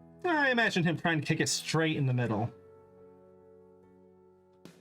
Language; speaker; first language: English; native; English